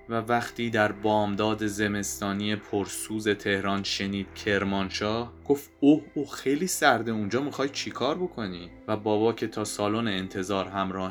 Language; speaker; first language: Persian; native; Persian